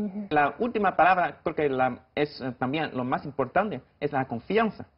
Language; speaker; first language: Spanish; non-native, fluent; Chinese